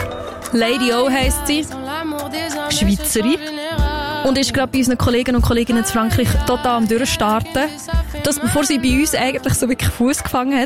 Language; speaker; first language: German; native; German